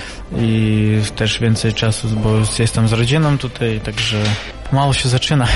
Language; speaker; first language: Polish; non-native, fluent; Russian